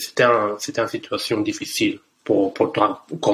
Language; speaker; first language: French; non-native, learner; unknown